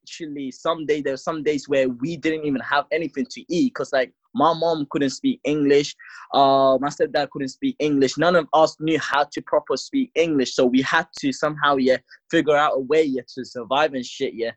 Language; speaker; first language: English; native; English